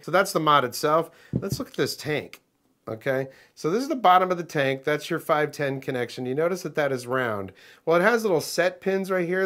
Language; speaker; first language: English; native; English